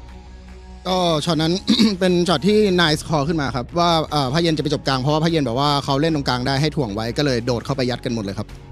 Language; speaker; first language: Thai; native; Thai